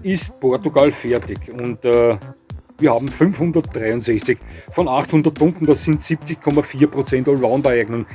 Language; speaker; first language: German; native; German